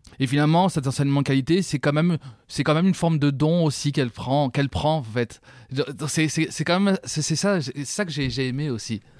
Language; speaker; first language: French; native; French